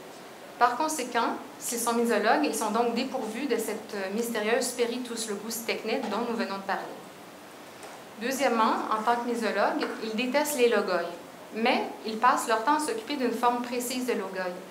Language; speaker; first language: French; native; French